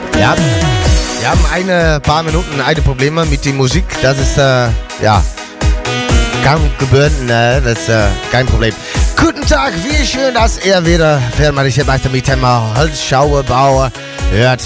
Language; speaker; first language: German; non-native, learner; Dutch